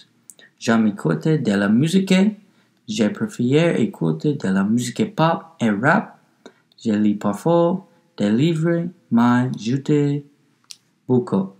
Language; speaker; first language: French; non-native, learner; English